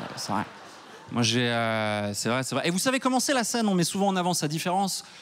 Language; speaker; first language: French; native; French